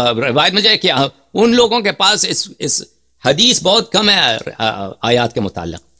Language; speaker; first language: Urdu; non-native, fluent; Persian